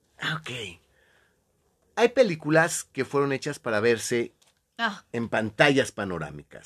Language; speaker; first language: Spanish; native; Spanish